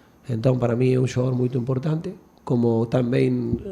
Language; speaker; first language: Portuguese; non-native, fluent; Spanish